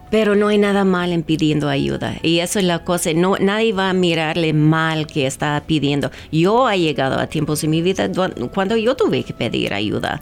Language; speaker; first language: Spanish; non-native, fluent; English